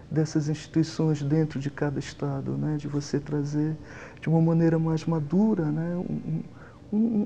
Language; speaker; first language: Portuguese; native; Portuguese